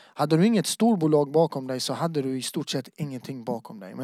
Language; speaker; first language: Swedish; early bilingual, other home language; Albanian